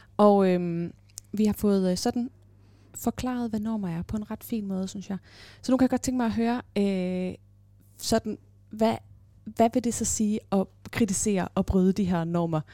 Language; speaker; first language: Danish; native; Danish